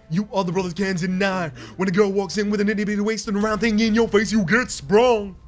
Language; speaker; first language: English; native; English